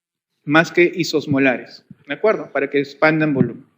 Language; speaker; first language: Spanish; native; Spanish